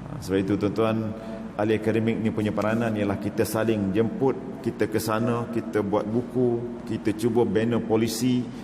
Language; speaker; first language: Malay; native; Malay